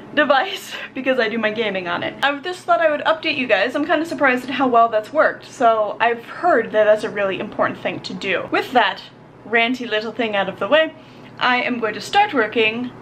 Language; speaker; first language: English; native; English